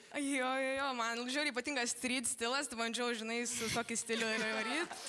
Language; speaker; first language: Lithuanian; early bilingual, heritage; Lithuanian